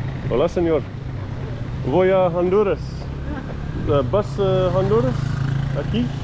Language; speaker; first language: Spanish; non-native, learner; English